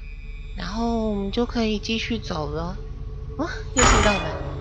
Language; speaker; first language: Chinese; native; Chinese